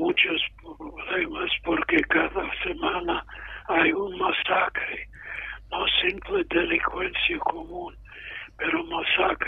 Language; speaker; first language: Spanish; non-native, fluent; English